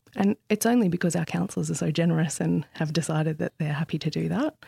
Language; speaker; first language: English; native; English